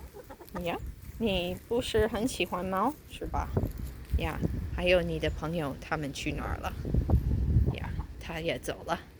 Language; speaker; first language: Chinese; non-native, fluent; English